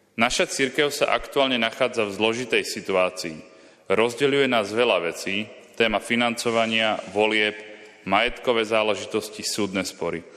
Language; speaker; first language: Slovak; native; Slovak